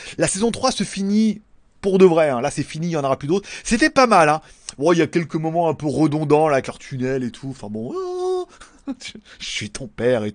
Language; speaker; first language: French; native; French